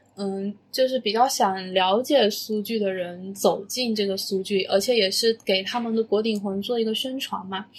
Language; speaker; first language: Chinese; native; Chinese